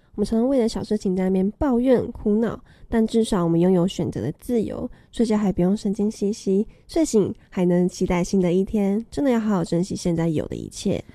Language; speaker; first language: Chinese; native; Chinese